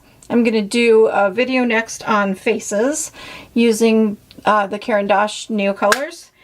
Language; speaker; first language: English; native; English